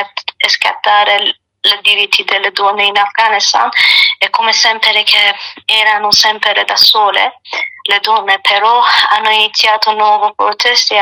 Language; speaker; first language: Italian; non-native, learner; Persian